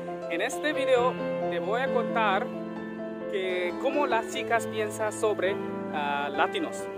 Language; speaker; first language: Spanish; non-native, learner; Hindi